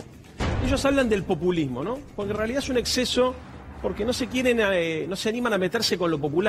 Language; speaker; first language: Spanish; native; Spanish